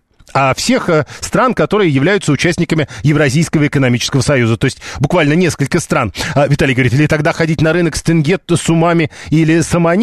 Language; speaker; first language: Russian; native; Russian